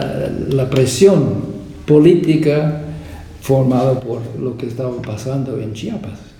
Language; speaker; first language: Spanish; non-native, fluent; English